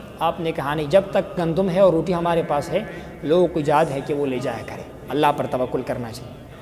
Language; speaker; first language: Urdu; non-native, local second language; Pashto